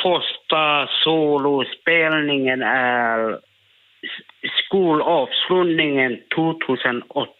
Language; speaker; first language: Swedish; non-native, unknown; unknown